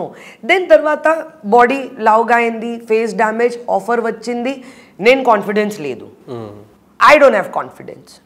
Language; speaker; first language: Telugu; non-native, learner; Hindi